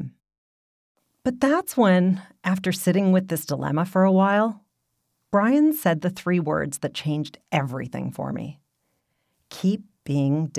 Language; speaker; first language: English; native; English